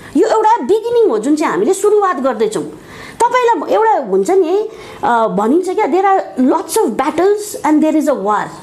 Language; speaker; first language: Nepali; native; Nepali